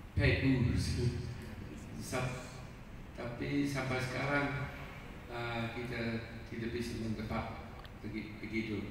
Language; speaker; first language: Indonesian; non-native, fluent; English